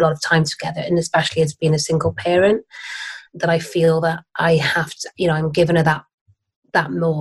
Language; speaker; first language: English; native; English